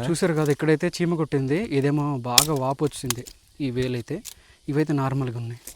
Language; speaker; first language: Telugu; native; Telugu